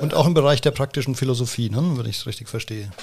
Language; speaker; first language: German; native; German